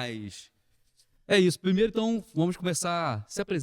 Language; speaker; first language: Portuguese; native; Portuguese